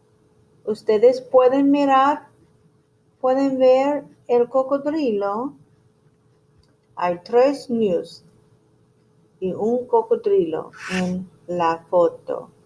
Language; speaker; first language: Spanish; non-native, fluent; English